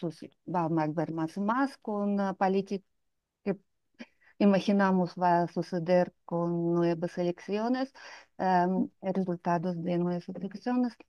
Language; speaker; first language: Spanish; non-native, fluent; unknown